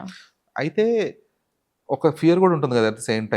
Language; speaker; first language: Telugu; native; Telugu